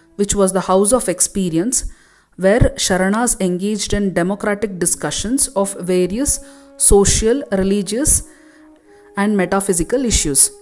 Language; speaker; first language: English; non-native, local second language; Kannada